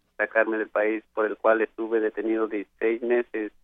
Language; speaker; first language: Spanish; native; Spanish